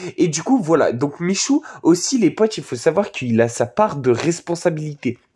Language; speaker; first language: French; native; French